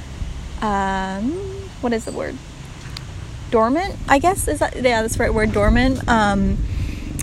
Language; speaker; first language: English; native; English